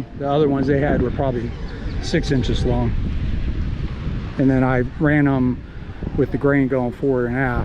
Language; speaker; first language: English; native; English